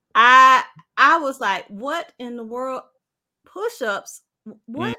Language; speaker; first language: English; native; English